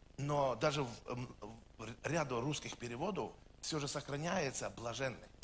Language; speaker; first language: Russian; non-native, local second language; Ukrainian